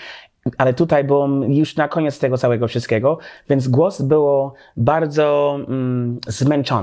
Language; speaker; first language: Polish; non-native, learner; English